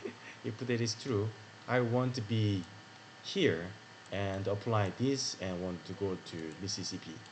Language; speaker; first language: English; non-native, learner; Korean